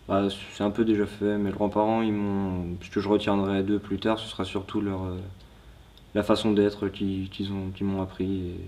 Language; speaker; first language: French; native; French